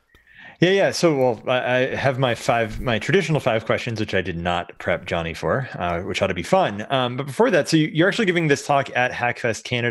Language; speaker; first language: English; native; English